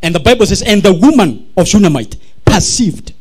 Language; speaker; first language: English; non-native, local second language; Swahili